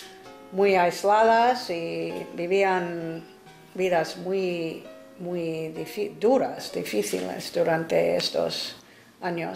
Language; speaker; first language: Spanish; non-native, fluent; English